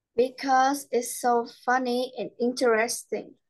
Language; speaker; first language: English; non-native, learner; Vietnamese